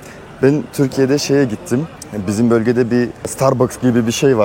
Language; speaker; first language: Turkish; non-native, learner; Kazakh